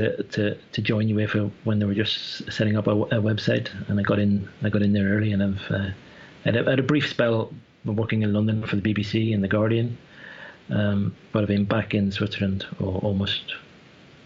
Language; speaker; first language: English; native; English